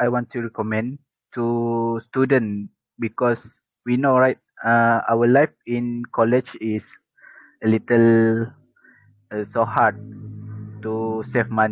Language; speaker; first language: English; non-native, local second language; Malay